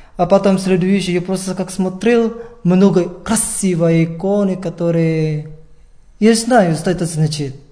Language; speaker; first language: Russian; non-native, learner; Indonesian